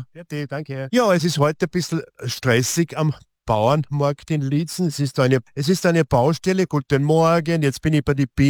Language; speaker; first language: German; native; German